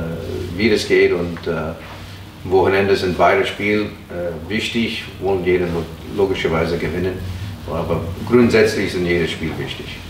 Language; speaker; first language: German; non-native, fluent; English